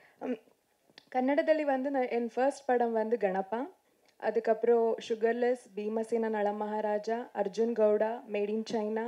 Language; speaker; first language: Tamil; non-native, learner; Kannada